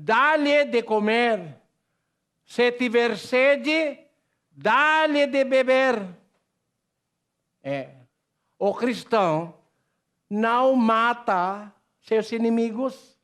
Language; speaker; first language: Portuguese; non-native, learner; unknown